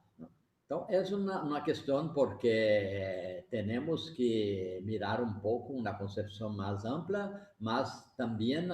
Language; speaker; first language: Portuguese; non-native, learner; Spanish